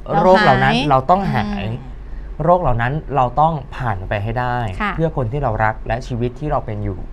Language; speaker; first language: Thai; native; Thai